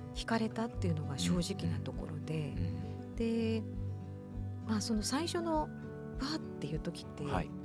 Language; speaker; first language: Japanese; early bilingual, heritage; English